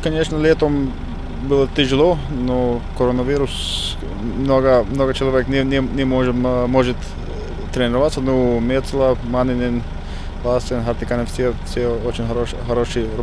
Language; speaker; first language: Russian; non-native, learner; Finnish